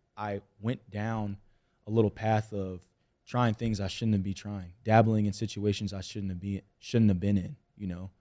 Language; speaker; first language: English; native; English